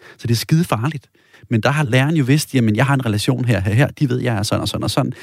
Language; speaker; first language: Danish; native; Danish